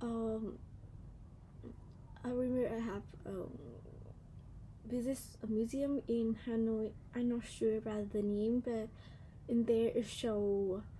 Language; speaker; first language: English; non-native, learner; Vietnamese